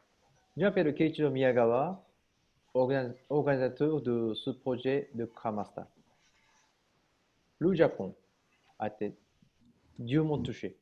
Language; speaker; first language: French; non-native, learner; Japanese